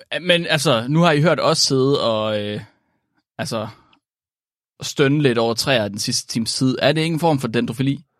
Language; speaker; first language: Danish; native; Danish